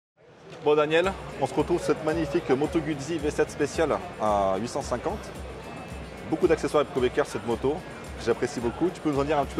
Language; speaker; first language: French; native; French